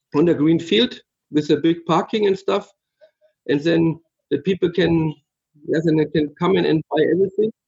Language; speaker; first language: English; non-native, fluent; German